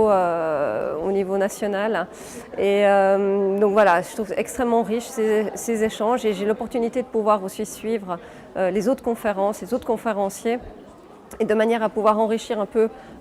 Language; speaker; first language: French; native; French